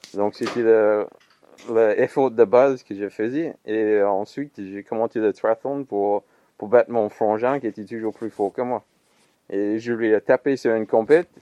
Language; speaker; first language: French; non-native, fluent; English